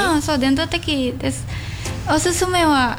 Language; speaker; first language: Japanese; non-native, learner; Indonesian